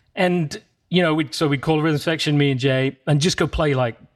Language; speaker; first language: English; native; English